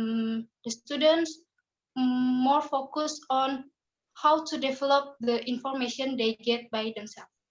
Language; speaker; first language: English; non-native, learner; Indonesian